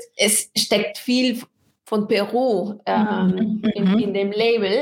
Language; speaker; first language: German; non-native, fluent; Spanish